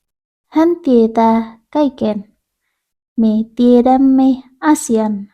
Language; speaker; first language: Finnish; non-native, learner; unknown